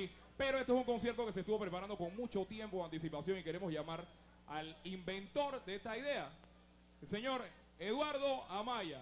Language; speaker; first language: Spanish; native; Spanish